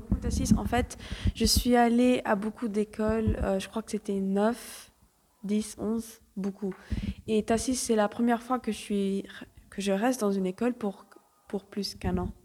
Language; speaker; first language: French; early bilingual, heritage; French